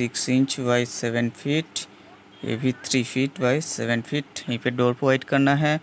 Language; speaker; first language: Hindi; non-native, local second language; Bangla